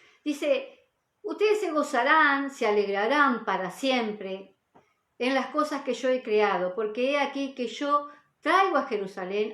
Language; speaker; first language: Spanish; native; Spanish